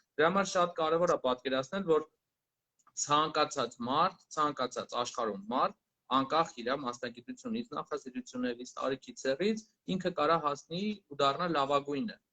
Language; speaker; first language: Armenian; native; Armenian